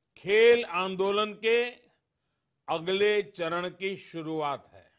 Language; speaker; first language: Hindi; non-native, local second language; Gujarati